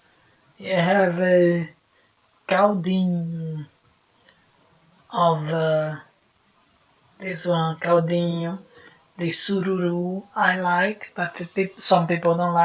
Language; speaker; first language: English; non-native, fluent; Portuguese